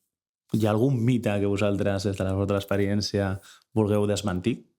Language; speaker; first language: Catalan; native; Catalan